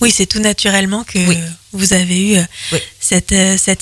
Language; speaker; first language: French; native; French